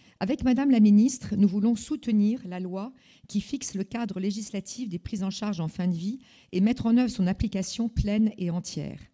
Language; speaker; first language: French; native; French